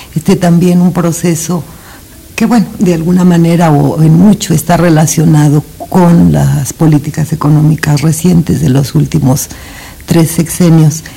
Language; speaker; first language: Spanish; native; Spanish